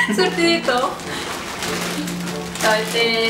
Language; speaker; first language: Japanese; non-native, learner; Spanish